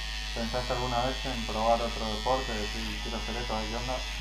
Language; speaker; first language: Spanish; native; Spanish